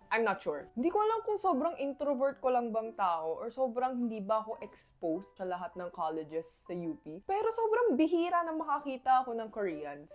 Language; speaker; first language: Filipino; early bilingual, other home language; Korean